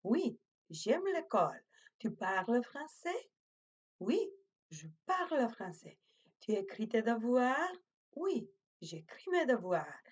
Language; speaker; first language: French; non-native, fluent; Macedonian